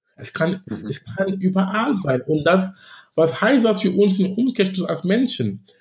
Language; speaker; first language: German; non-native, fluent; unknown